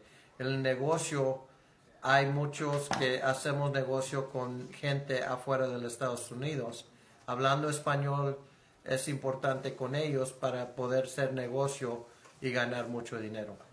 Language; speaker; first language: Spanish; early bilingual, heritage; Spanish